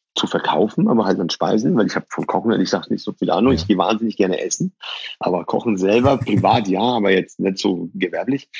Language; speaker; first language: German; early bilingual, other home language; Persian